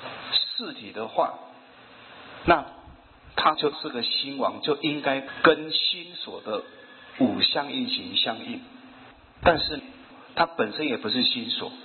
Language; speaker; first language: Chinese; native; Chinese